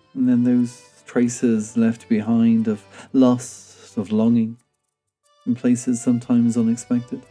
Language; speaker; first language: English; native; English